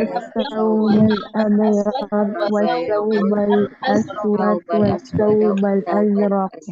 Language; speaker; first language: Arabic; non-native, learner; Indonesian